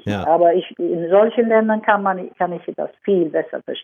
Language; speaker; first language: German; non-native, fluent; Swedish